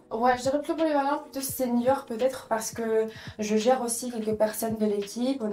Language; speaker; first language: French; non-native, fluent; Ukrainian